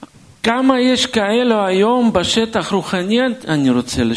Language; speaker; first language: Hebrew; non-native, fluent; Russian